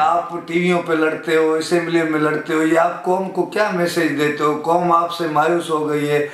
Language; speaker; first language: Urdu; non-native, local second language; Sindhi